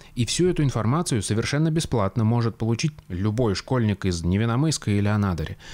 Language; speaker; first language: Russian; native; Russian